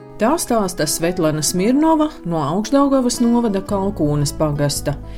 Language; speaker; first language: Latvian; native; Latvian